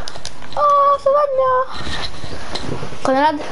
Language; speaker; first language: Polish; early bilingual, heritage; Polish